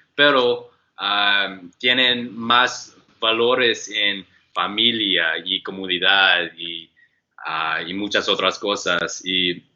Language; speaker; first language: Spanish; non-native, learner; English